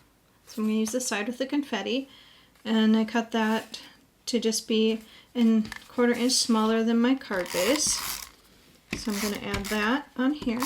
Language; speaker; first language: English; native; English